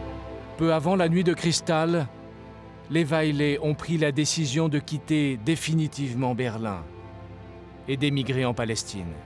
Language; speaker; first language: French; native; French